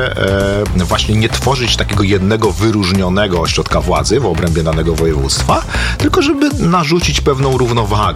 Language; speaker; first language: Polish; native; Polish